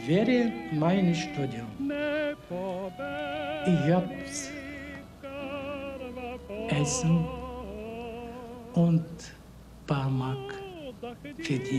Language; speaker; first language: German; non-native, learner; Bulgarian